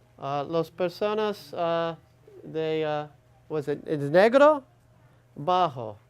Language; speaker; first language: Spanish; non-native, learner; English